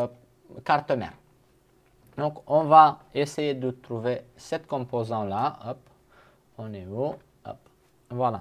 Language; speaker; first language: French; non-native, fluent; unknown